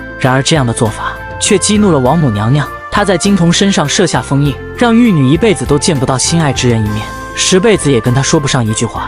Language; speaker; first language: Chinese; native; Chinese